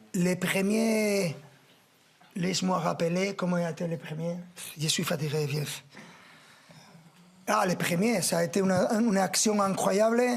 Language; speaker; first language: French; non-native, fluent; Spanish